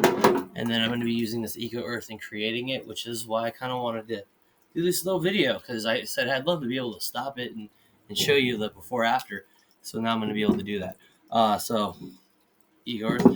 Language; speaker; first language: English; native; English